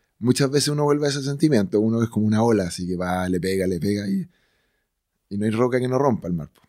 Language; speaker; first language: Spanish; native; Spanish